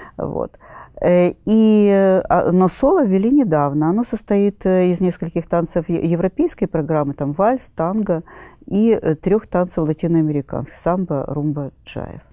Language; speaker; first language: Russian; native; Russian